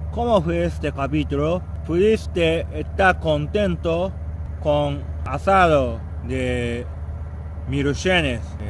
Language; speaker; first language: Spanish; non-native, fluent; Japanese